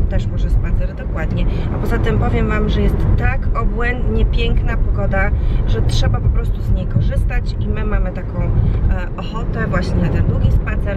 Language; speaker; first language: Polish; native; Polish